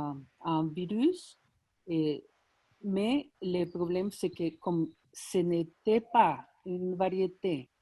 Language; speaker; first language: French; non-native, fluent; Spanish